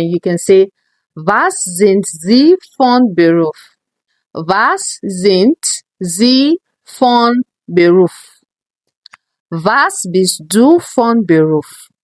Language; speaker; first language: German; non-native, learner; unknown